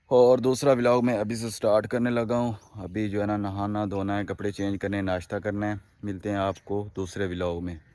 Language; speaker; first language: Urdu; non-native, local second language; Punjabi